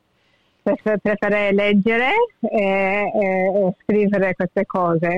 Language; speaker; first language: Italian; early bilingual, heritage; English